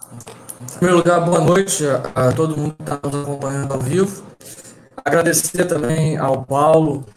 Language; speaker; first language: Portuguese; native; Portuguese